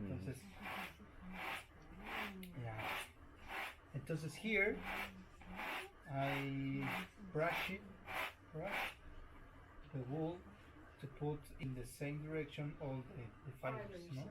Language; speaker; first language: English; non-native, learner; Spanish